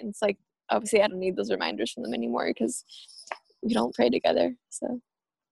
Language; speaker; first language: English; early bilingual, other home language; Spanish